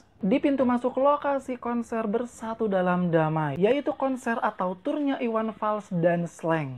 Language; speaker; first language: Indonesian; native; Indonesian